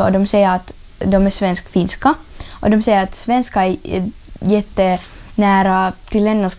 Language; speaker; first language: Swedish; non-native, fluent; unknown